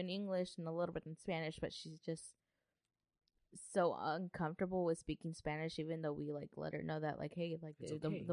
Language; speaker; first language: English; early bilingual, other home language; Spanish